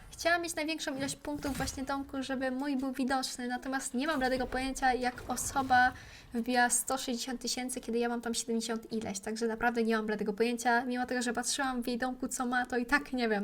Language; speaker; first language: Polish; native; Polish